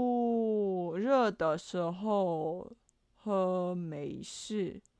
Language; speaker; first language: Chinese; non-native, learner; English